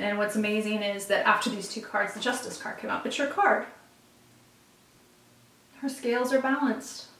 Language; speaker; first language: English; native; English